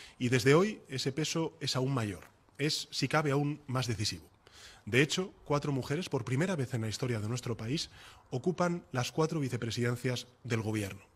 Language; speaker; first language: Spanish; native; Spanish